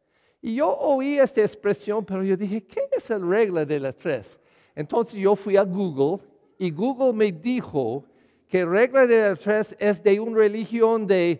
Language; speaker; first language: Spanish; non-native, learner; English